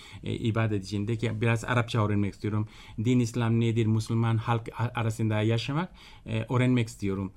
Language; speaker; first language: Turkish; non-native, fluent; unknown